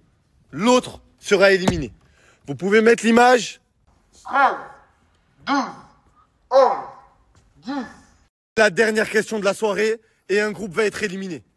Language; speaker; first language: French; native; French